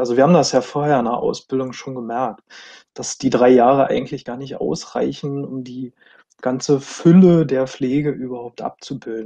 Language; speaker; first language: German; native; German